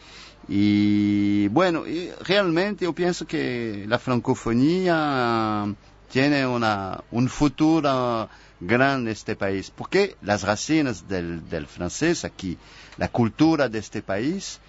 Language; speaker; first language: Portuguese; non-native, fluent; French